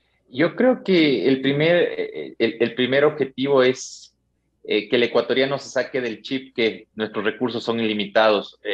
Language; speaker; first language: Spanish; native; Spanish